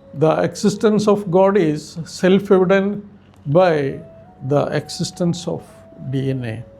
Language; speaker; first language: English; non-native, local second language; Malayalam